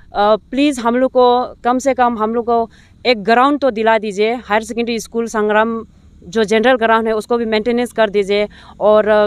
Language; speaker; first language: Hindi; non-native, local second language; Nyishi